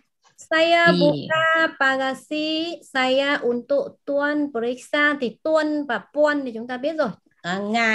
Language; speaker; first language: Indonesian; non-native, fluent; Vietnamese